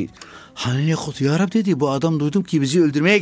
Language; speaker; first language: Turkish; non-native, fluent; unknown